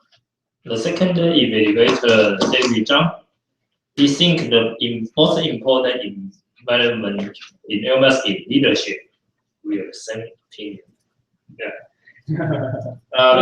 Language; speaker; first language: English; non-native, fluent; Chinese